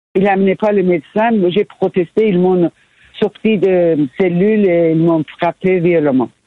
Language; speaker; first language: French; non-native, fluent; Persian